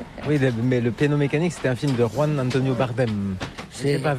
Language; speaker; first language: French; native; French